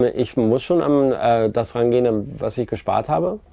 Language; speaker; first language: German; native; German